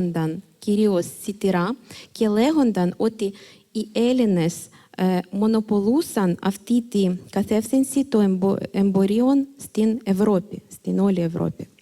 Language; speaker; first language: Greek; non-native, fluent; Ukrainian